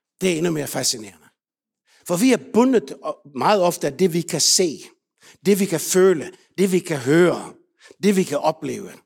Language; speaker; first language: Danish; native; Danish